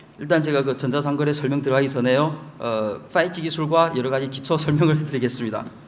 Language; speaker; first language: Korean; early bilingual, heritage; Chinese